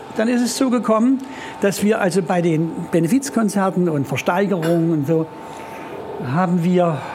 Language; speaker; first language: German; native; German